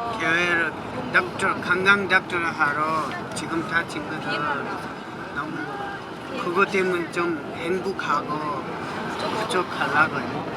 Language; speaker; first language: Korean; non-native, learner; Nepali